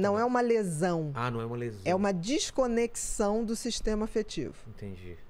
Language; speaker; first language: Portuguese; native; Portuguese